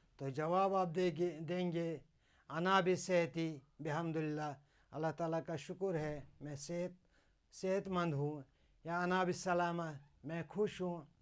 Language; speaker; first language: Urdu; non-native, local second language; Kashmiri